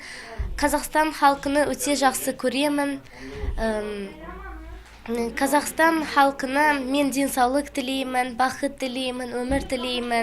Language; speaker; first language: Kazakh; non-native, learner; Azerbaijani